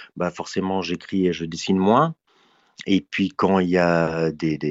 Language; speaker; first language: French; native; French